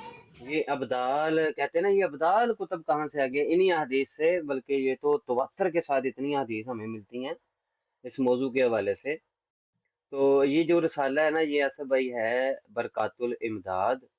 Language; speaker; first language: Hindi; non-native, local second language; Punjabi